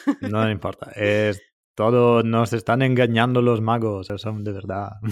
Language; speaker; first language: Spanish; non-native, fluent; Italian